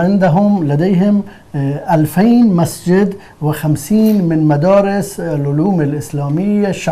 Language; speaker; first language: Arabic; non-native, fluent; Persian